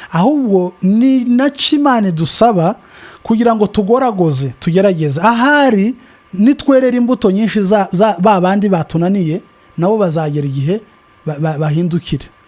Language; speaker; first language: Kinyarwanda; native; Kinyarwanda